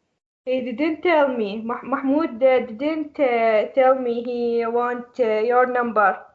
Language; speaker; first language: English; non-native, learner; Arabic